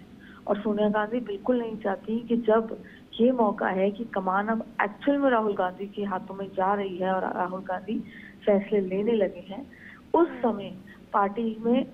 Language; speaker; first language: Hindi; native; Hindi